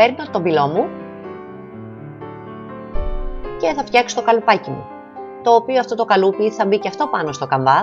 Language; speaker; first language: Greek; native; Greek